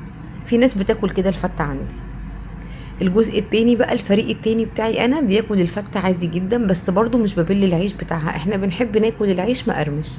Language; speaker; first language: Arabic; native; Arabic